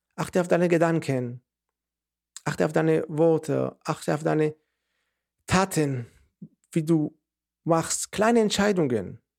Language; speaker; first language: German; non-native, fluent; Hebrew